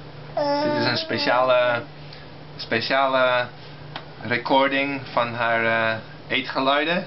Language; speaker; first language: Dutch; early bilingual, heritage; Dutch